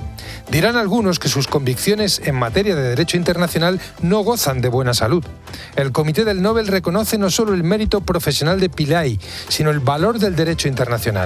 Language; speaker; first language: Spanish; native; Spanish